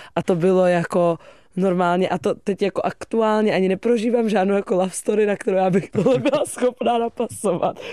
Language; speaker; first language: Czech; native; Czech